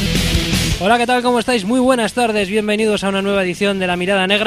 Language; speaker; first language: Spanish; native; Spanish